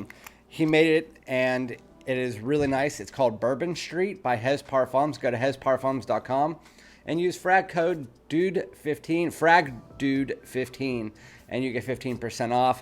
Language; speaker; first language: English; native; English